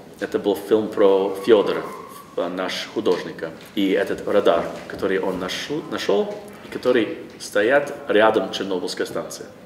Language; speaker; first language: Russian; non-native, learner; English